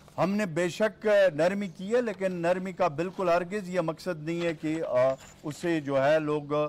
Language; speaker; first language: Urdu; non-native, local second language; Pashto